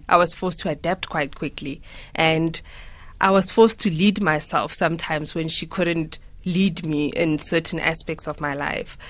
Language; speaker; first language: English; non-native, local second language; Tswana